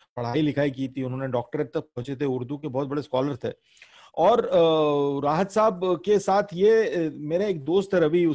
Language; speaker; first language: Hindi; native; Hindi